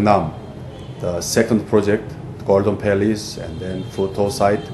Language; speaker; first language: English; non-native, fluent; Korean